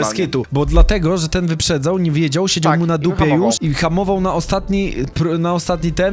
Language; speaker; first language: Polish; native; Polish